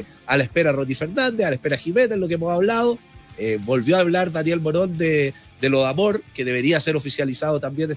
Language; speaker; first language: Spanish; native; Spanish